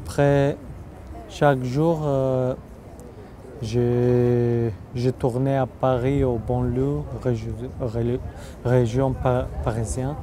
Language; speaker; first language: French; non-native, fluent; Bulgarian